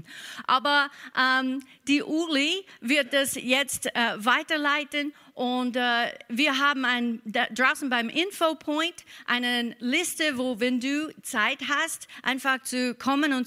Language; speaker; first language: German; non-native, fluent; English